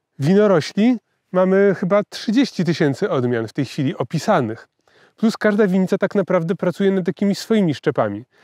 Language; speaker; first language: Polish; native; Polish